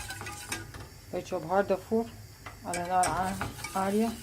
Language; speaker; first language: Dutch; non-native, learner; Arabic